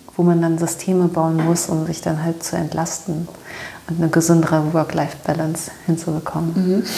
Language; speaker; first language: German; native; German